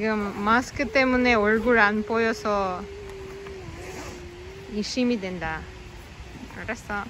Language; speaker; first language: Korean; non-native, fluent; Russian